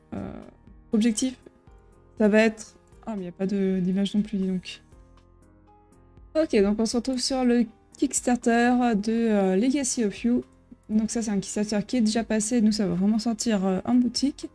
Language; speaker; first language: French; native; French